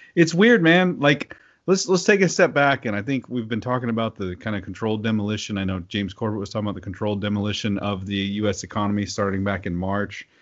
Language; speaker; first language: English; native; English